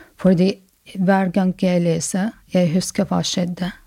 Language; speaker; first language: Norwegian; non-native, learner; Arabic